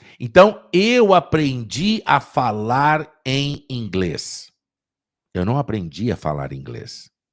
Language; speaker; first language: Portuguese; native; Portuguese